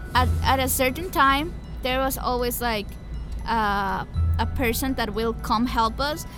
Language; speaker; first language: English; early bilingual, other home language; Spanish